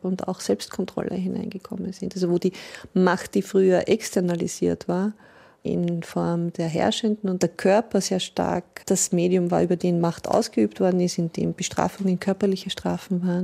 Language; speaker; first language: German; native; German